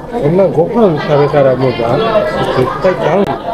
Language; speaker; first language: Japanese; native; Japanese